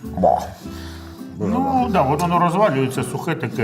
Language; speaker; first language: Ukrainian; native; Ukrainian